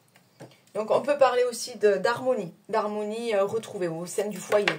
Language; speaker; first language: French; native; French